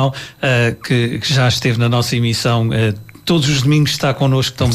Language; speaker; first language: Portuguese; native; Portuguese